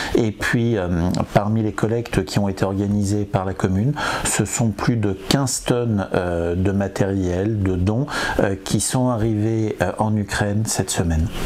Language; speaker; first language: French; native; French